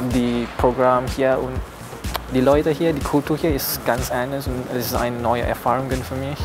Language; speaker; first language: German; non-native, learner; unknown